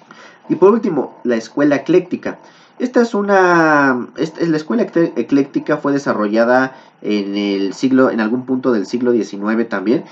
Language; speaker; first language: Spanish; native; Spanish